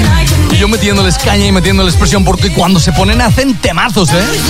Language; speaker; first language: Spanish; native; Spanish